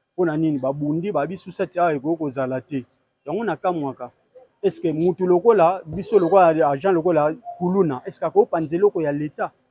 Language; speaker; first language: Lingala; native; Lingala